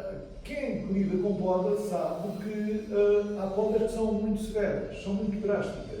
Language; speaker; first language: Portuguese; native; Portuguese